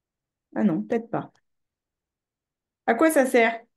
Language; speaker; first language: French; native; French